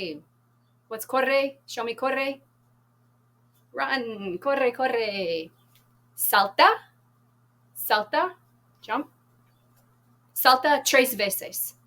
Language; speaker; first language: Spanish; non-native, fluent; English